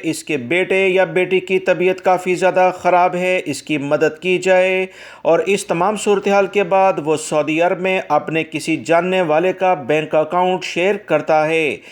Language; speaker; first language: Urdu; native; Urdu